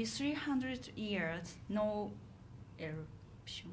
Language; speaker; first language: English; non-native, learner; Japanese